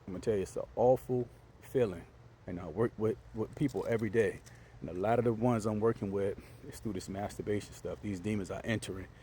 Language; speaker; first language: English; native; English